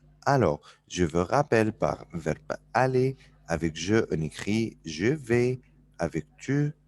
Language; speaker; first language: French; non-native, fluent; Arabic